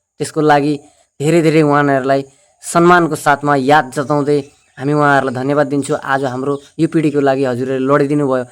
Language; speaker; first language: Nepali; native; Nepali